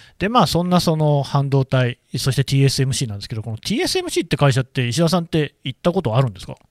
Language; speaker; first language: Japanese; native; Japanese